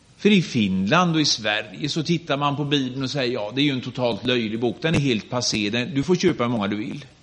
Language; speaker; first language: Swedish; native; Swedish